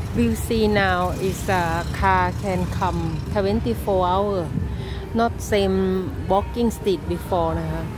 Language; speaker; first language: English; non-native, learner; Thai